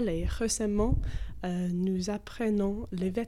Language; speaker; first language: French; non-native, fluent; English